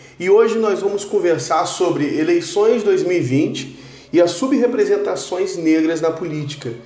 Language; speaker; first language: Portuguese; native; Portuguese